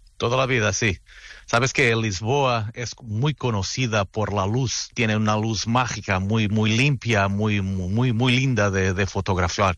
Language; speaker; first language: Spanish; non-native, fluent; Portuguese